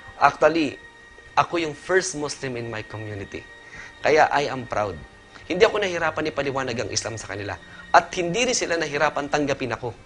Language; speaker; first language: Filipino; native; Filipino